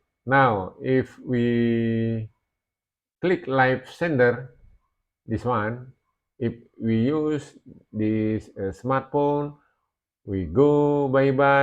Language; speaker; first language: English; non-native, learner; Indonesian